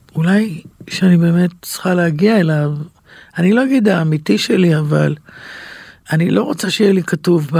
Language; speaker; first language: Hebrew; native; Hebrew